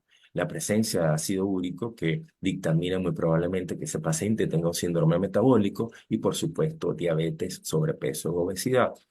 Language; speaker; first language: Spanish; native; Spanish